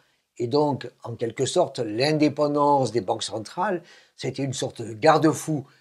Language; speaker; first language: French; native; French